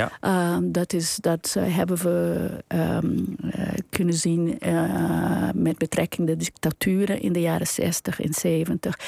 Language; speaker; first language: Dutch; non-native, fluent; Portuguese